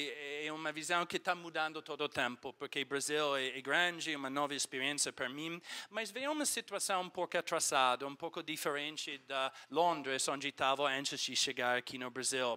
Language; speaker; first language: Portuguese; non-native, fluent; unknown